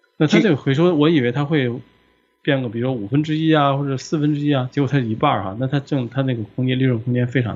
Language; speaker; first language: Chinese; native; Chinese